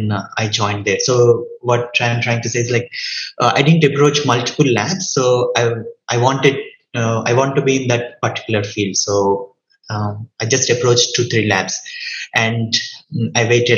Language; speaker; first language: English; non-native, local second language; Telugu